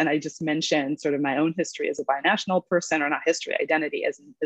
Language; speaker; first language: English; non-native, fluent; Hebrew